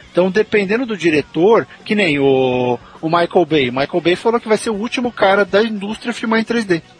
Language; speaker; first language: Portuguese; native; Portuguese